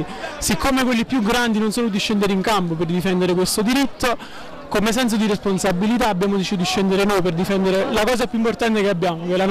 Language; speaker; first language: Italian; native; Italian